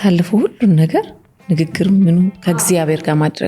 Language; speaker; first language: Amharic; native; Amharic